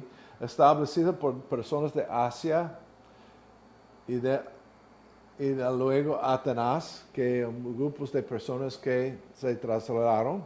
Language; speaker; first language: Spanish; non-native, learner; English